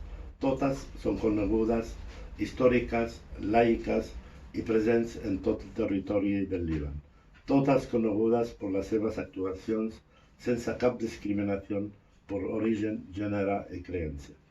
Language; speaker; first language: Catalan; non-native, fluent; Arabic